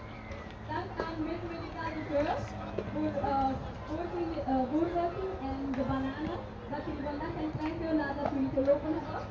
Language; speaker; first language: Dutch; non-native, learner; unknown